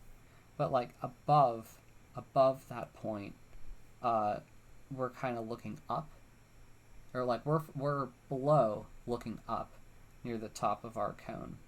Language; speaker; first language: English; native; English